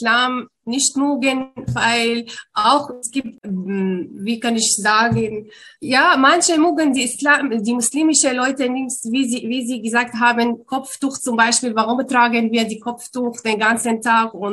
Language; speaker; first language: German; non-native, learner; Arabic